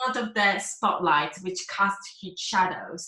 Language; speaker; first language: English; non-native, fluent; Polish